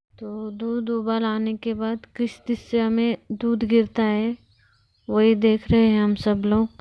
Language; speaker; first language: Hindi; non-native, local second language; Telugu